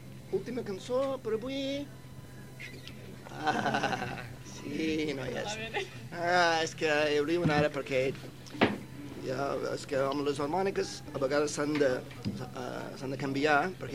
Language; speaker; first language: Catalan; non-native, fluent; English